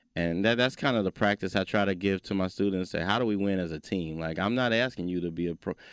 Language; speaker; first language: English; native; English